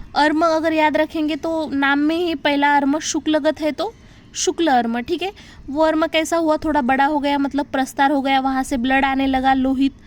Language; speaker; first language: Hindi; non-native, local second language; Marathi